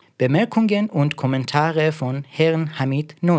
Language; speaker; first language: German; non-native, fluent; Persian